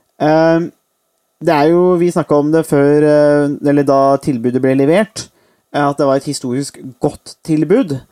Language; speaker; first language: Norwegian; native; Norwegian